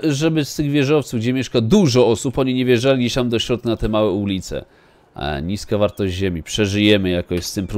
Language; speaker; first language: Polish; native; Polish